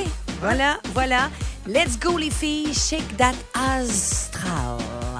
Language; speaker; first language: French; native; French